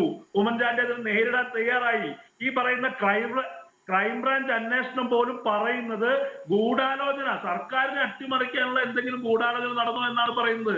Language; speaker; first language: Malayalam; native; Malayalam